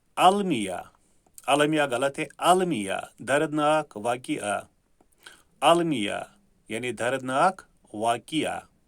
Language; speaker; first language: Urdu; non-native, local second language; Kashmiri